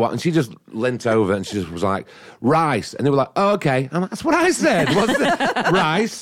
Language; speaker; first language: English; native; English